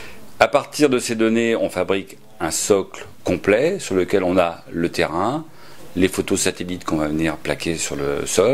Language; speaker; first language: French; native; French